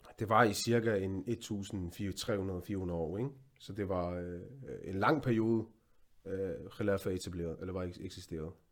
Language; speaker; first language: Danish; early bilingual, other home language; Arabic